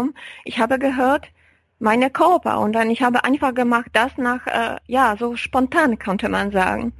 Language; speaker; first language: German; non-native, fluent; Polish